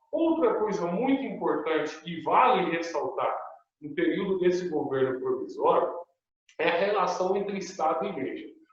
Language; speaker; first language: Portuguese; native; Portuguese